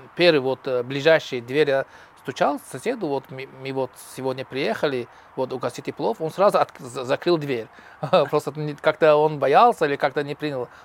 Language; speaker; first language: Russian; non-native, local second language; Tajik